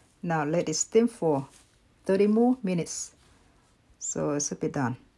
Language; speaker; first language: English; non-native, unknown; Vietnamese